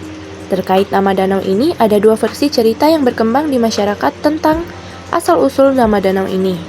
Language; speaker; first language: Indonesian; native; Indonesian